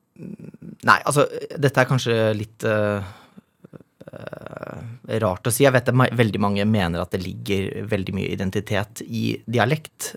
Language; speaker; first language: Norwegian; native; Norwegian